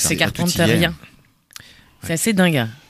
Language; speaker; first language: French; native; French